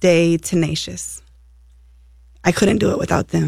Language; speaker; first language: English; native; English